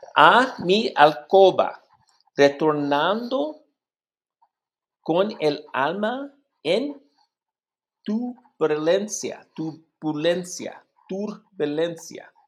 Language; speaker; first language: Spanish; non-native, learner; English